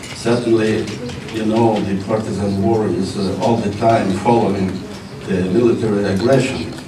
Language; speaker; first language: English; non-native, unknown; Ukrainian